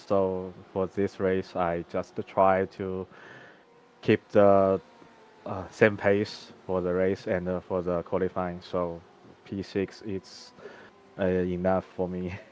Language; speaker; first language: English; non-native, learner; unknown